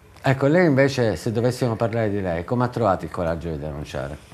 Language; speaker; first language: Italian; native; Italian